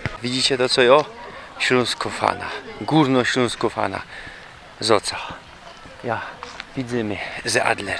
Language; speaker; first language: Polish; non-native, local second language; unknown